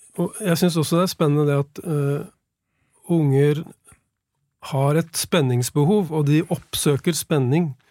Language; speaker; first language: Norwegian; native; Norwegian